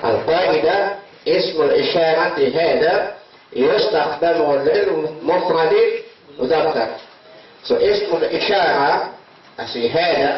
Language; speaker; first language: Arabic; non-native, fluent; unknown